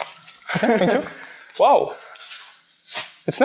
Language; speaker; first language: English; non-native, learner; French